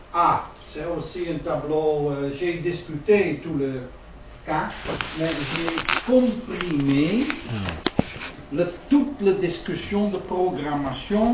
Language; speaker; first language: French; non-native, learner; Dutch